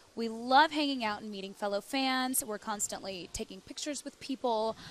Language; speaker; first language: English; native; English